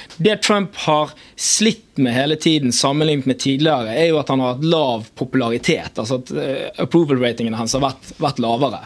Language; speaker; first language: Norwegian; native; Norwegian